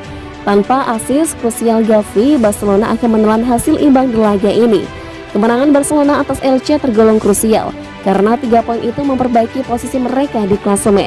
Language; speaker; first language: Indonesian; native; Indonesian